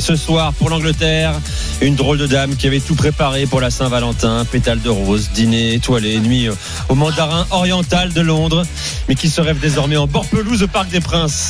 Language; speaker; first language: French; native; French